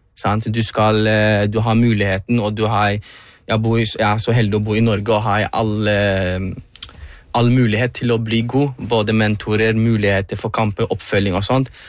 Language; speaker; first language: Norwegian; early bilingual, other home language; Somali